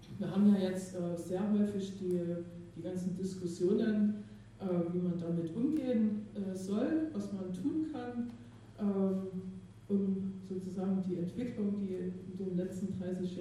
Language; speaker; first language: German; native; German